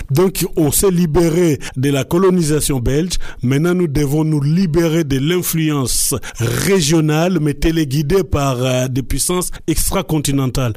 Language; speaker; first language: French; non-native, local second language; Lingala